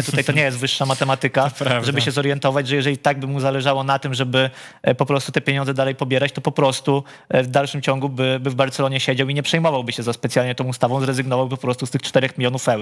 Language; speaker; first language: Polish; native; Polish